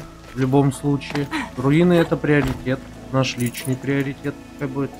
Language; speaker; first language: Russian; native; Russian